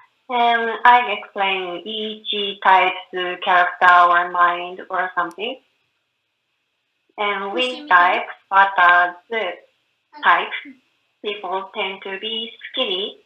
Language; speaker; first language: English; non-native, learner; Japanese